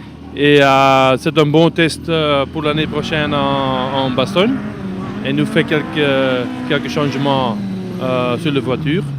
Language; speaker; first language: French; non-native, learner; Dutch